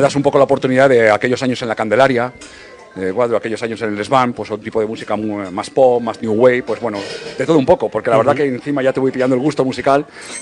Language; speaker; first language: Spanish; native; Spanish